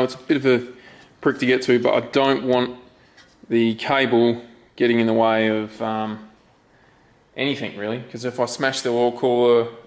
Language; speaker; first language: English; native; English